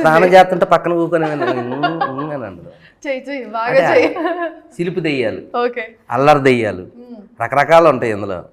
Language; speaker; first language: Telugu; native; Telugu